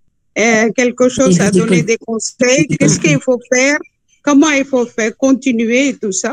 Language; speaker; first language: French; non-native, fluent; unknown